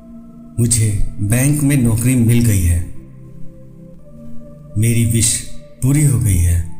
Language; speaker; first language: Hindi; native; Hindi